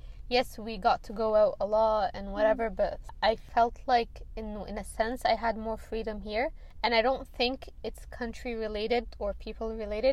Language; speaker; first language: English; early bilingual, other home language; Arabic